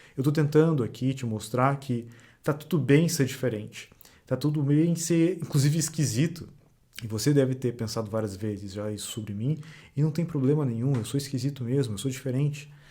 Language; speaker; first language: Portuguese; native; Portuguese